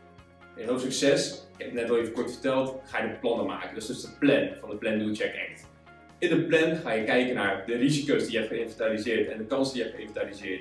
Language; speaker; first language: Dutch; native; Dutch